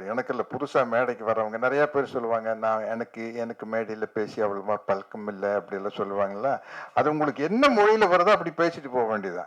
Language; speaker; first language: Tamil; native; Tamil